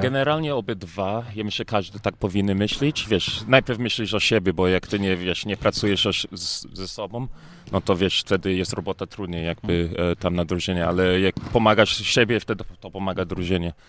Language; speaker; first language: Polish; early bilingual, heritage; English